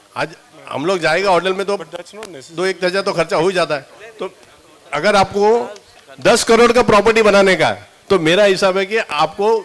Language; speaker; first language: Hindi; non-native, local second language; Marathi